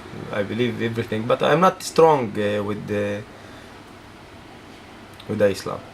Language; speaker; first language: English; non-native, learner; Arabic